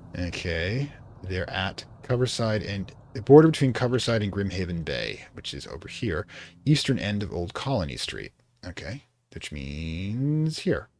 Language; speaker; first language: English; native; English